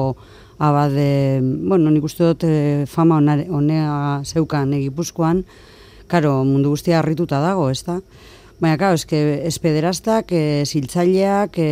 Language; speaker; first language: Basque; native; Basque